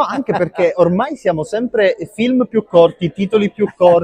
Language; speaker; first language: Italian; native; Italian